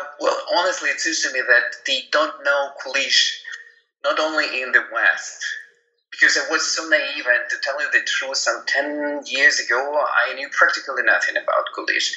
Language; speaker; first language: English; non-native, fluent; Ukrainian